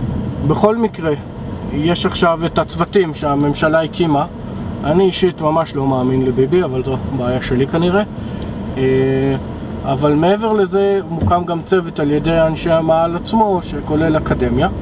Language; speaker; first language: Hebrew; native; Hebrew